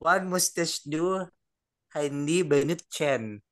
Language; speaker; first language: German; non-native, learner; Indonesian